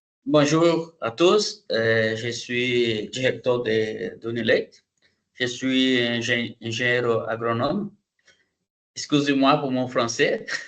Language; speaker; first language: French; non-native, learner; Portuguese